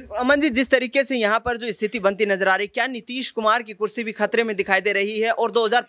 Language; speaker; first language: Hindi; native; Hindi